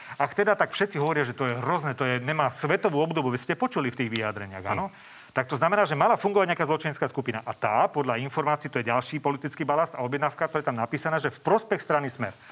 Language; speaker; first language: Slovak; native; Slovak